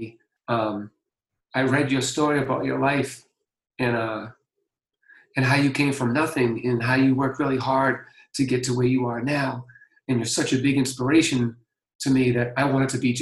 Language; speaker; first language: English; native; English